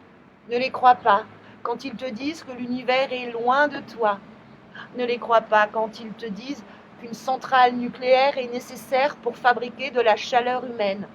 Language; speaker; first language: French; native; French